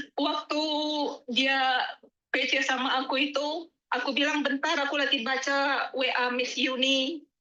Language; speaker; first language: Indonesian; native; Indonesian